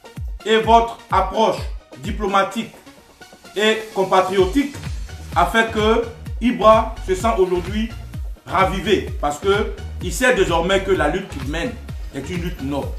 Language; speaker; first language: French; native; French